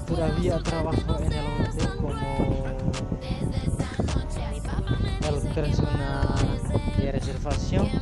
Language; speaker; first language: Spanish; non-native, learner; Indonesian